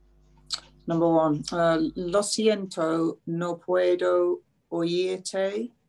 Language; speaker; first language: Spanish; non-native, learner; English